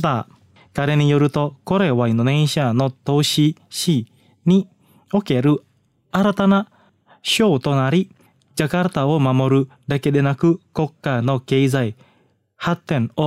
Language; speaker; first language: Japanese; non-native, fluent; Indonesian